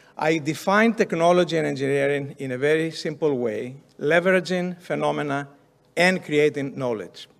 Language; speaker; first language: English; non-native, fluent; Greek